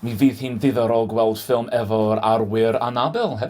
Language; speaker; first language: Welsh; non-native, learner; English